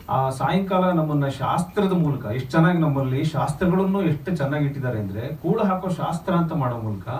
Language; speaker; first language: Kannada; native; Kannada